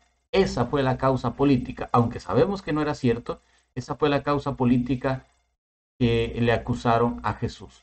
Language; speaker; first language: Spanish; native; Spanish